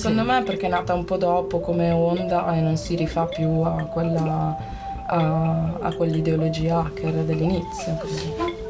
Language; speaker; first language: Italian; native; Italian